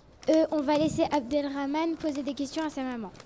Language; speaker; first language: French; native; French